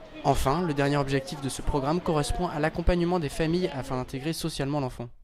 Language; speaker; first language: French; native; French